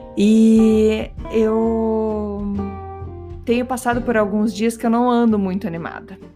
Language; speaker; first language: Portuguese; native; Portuguese